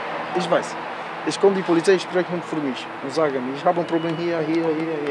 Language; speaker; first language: German; non-native, learner; Romanian